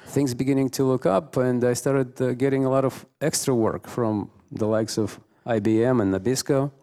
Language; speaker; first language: English; non-native, fluent; Russian